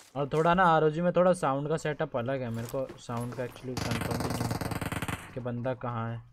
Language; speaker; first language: Hindi; native; Hindi